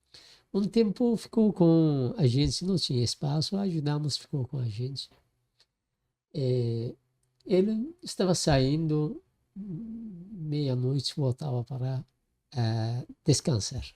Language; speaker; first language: Portuguese; non-native, learner; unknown